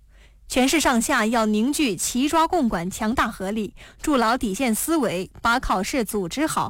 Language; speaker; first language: Chinese; native; Chinese